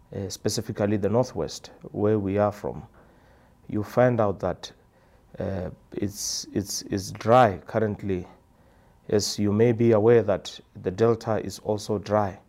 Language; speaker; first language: English; non-native, local second language; Tswana